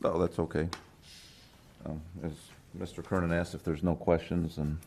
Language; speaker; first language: English; native; English